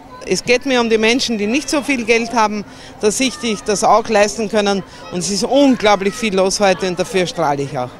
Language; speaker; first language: German; native; German